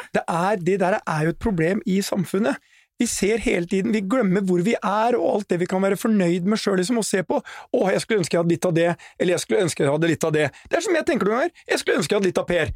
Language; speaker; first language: Norwegian; native; Norwegian